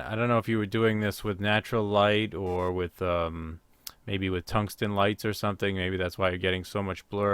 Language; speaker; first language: English; native; English